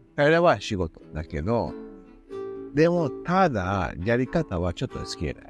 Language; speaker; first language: Japanese; non-native, learner; Spanish